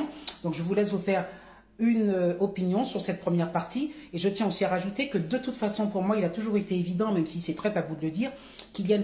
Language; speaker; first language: French; native; French